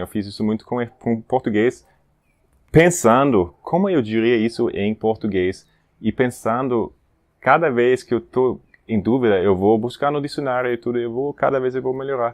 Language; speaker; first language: Portuguese; non-native, fluent; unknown